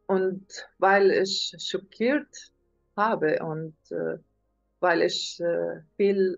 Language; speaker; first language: German; non-native, learner; Arabic